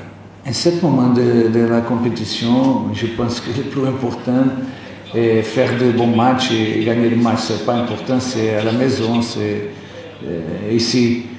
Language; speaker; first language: French; non-native, learner; Portuguese